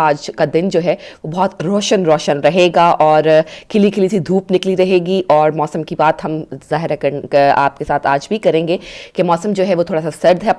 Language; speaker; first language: Urdu; native; Urdu